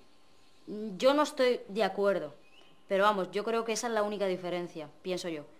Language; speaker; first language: Spanish; non-native, fluent; Arabic